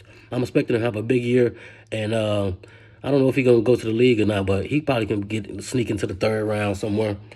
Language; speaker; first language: English; native; English